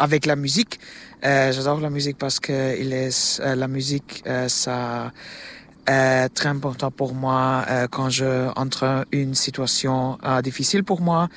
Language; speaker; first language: French; non-native, learner; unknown